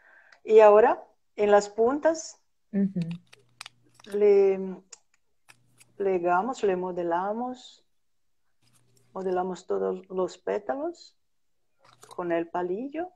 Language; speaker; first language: Spanish; non-native, fluent; Portuguese